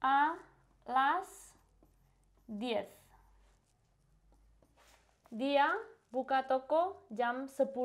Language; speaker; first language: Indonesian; non-native, fluent; Spanish